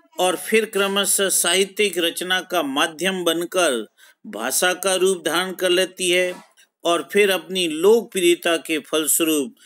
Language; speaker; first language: Hindi; native; Hindi